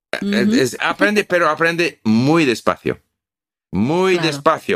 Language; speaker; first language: Spanish; non-native, fluent; English